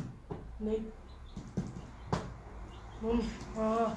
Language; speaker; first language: Turkish; early bilingual, heritage; Turkish